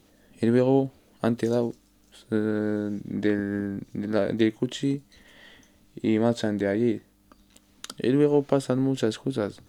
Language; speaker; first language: Spanish; non-native, learner; Arabic